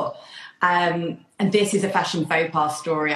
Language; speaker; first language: English; native; English